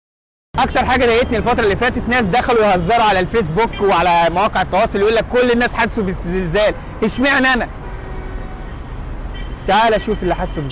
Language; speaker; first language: Arabic; native; Arabic